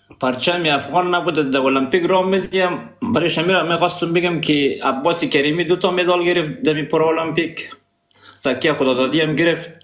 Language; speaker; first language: Persian; non-native, local second language; Pashto